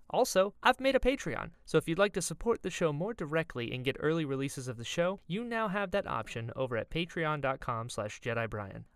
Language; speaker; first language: English; native; English